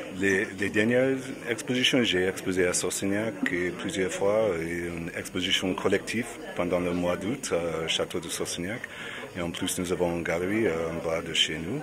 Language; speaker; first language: French; non-native, learner; English